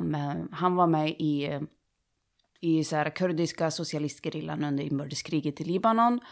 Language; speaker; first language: Swedish; native; Swedish